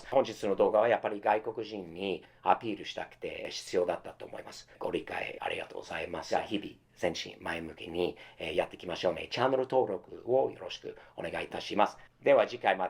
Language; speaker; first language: Japanese; non-native, fluent; English